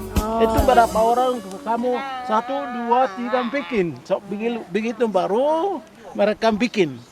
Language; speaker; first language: Indonesian; non-native, local second language; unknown